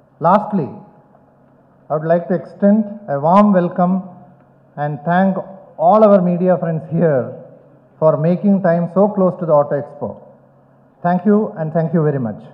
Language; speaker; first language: English; non-native, local second language; Tamil